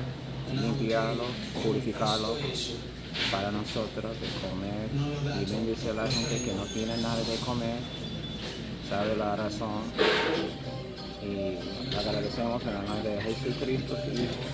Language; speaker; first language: Spanish; non-native, learner; English